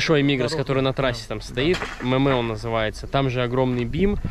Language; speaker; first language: Russian; native; Russian